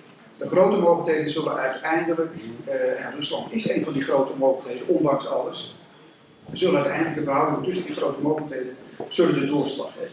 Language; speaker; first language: Dutch; native; Dutch